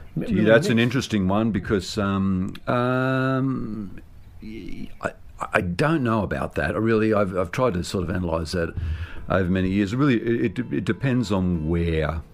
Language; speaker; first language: English; native; English